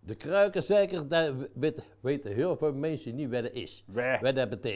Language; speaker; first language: Dutch; native; Dutch